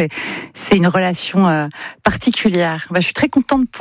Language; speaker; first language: French; native; French